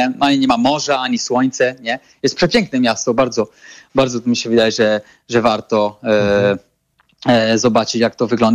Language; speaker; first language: Polish; non-native, fluent; Italian